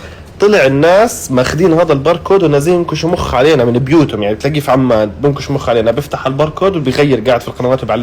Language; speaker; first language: Arabic; native; Arabic